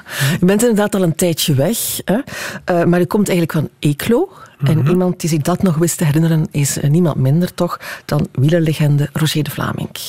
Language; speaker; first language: Dutch; native; Dutch